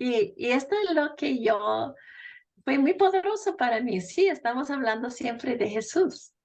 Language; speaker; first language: Spanish; non-native, fluent; English